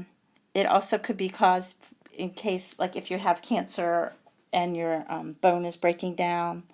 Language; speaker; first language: English; native; English